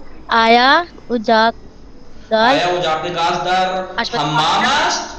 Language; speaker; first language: Persian; non-native, fluent; Urdu